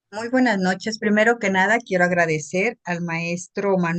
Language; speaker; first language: Spanish; native; Spanish